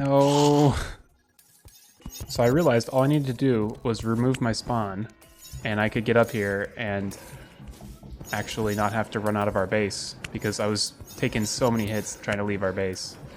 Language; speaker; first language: English; native; English